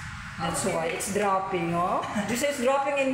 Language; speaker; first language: English; non-native, learner; Filipino